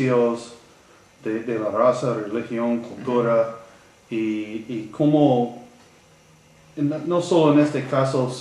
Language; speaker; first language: Spanish; non-native, learner; English